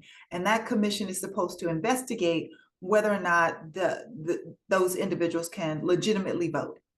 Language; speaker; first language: English; native; English